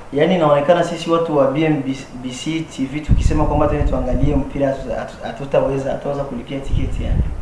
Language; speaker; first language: Swahili; native; Swahili